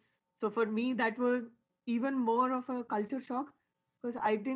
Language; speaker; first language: English; non-native, local second language; Hindi